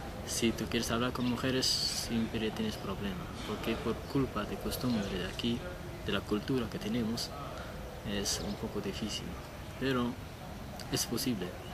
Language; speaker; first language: Spanish; non-native, learner; Persian